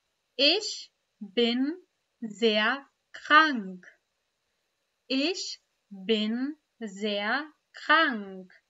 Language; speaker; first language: German; non-native, fluent; Urdu